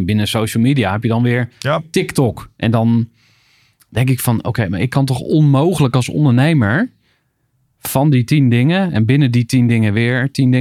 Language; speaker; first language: Dutch; native; Dutch